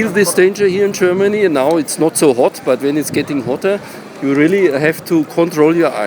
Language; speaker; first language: English; non-native, learner; German